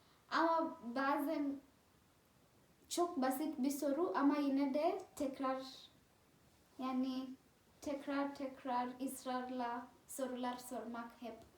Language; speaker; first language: Turkish; non-native, fluent; Swahili